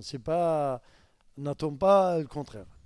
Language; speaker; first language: French; non-native, learner; Arabic